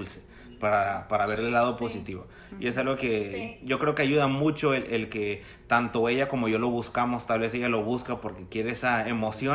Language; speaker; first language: Spanish; native; Spanish